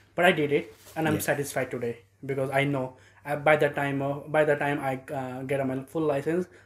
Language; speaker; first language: English; non-native, local second language; Nepali